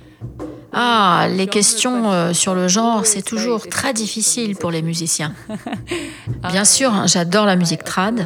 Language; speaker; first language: French; non-native, fluent; English